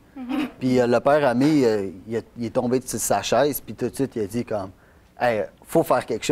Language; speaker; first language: French; native; French